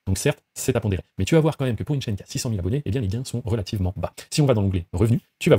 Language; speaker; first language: French; native; French